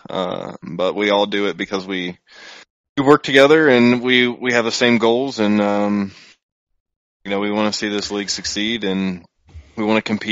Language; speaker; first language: English; native; English